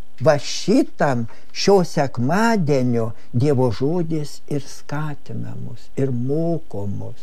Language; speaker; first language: Lithuanian; native; Lithuanian